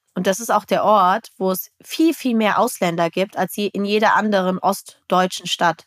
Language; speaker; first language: German; native; German